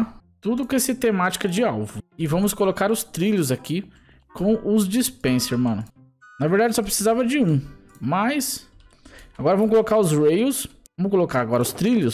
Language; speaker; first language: Portuguese; native; Portuguese